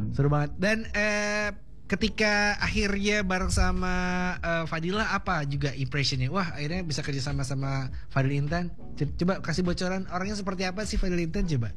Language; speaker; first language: Indonesian; native; Indonesian